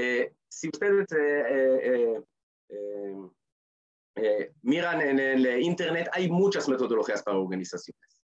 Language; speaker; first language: Spanish; non-native, fluent; Hebrew